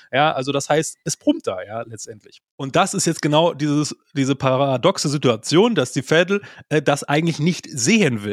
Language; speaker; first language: German; native; German